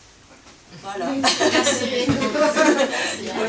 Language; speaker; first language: French; non-native, fluent; Japanese